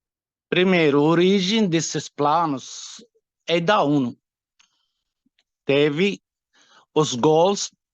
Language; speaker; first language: Portuguese; non-native, fluent; Arabic